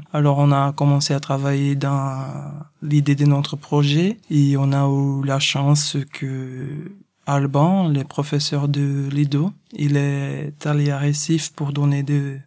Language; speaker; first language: French; non-native, fluent; Portuguese